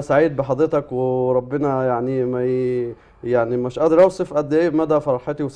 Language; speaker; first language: Arabic; native; Arabic